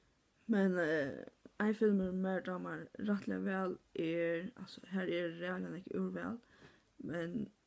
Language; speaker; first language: Swedish; non-native, learner; Faroese